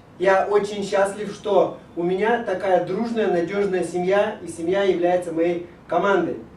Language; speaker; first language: Russian; native; Russian